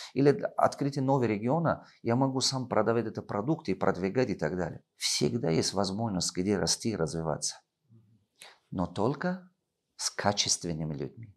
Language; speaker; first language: Russian; non-native, local second language; Tajik